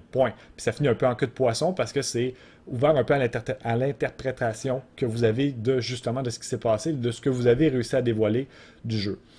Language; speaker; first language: French; native; French